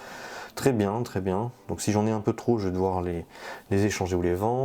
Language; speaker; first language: French; native; French